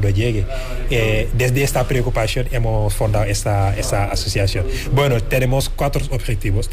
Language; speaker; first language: Spanish; non-native, fluent; Wolof